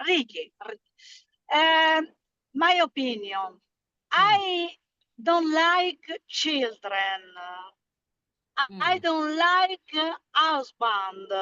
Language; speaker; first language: English; non-native, learner; Italian